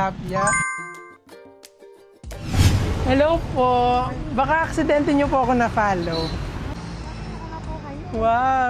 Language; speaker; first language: Filipino; native; Filipino